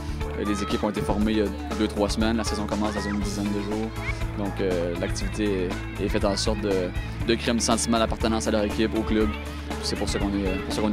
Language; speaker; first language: French; native; French